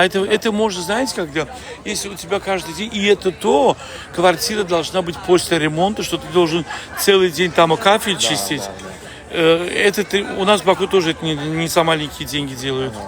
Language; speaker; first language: Russian; non-native, fluent; Azerbaijani